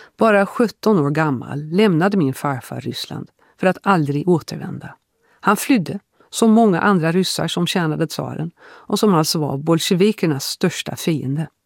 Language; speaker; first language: Swedish; early bilingual, heritage; Swedish